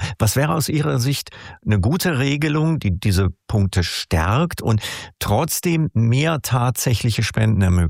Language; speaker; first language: German; native; German